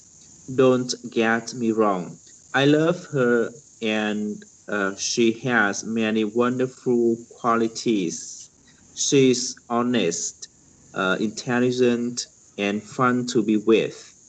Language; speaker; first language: English; non-native, learner; Vietnamese